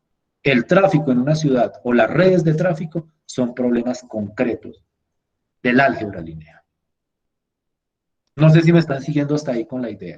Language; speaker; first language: Spanish; native; Spanish